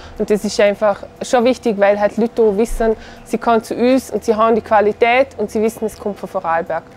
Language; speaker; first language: German; native; German